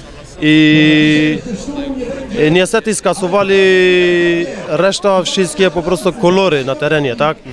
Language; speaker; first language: Polish; non-native, fluent; Kurdish